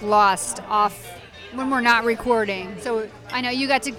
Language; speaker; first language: English; native; English